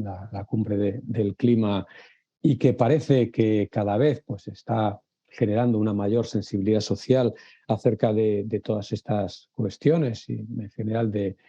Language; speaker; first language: Spanish; native; Spanish